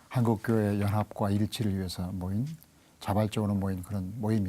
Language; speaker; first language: Korean; native; Korean